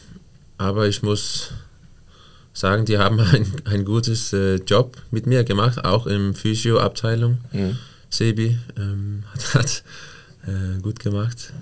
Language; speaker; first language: German; non-native, fluent; Danish